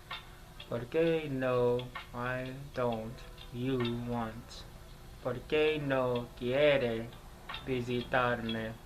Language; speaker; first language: Spanish; non-native, learner; English